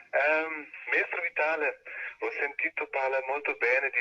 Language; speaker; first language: Italian; non-native, learner; German